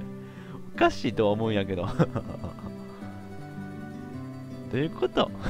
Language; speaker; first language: Japanese; native; Japanese